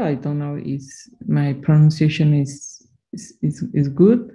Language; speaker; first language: English; non-native, learner; Spanish